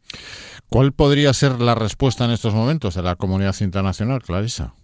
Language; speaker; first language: Spanish; native; Spanish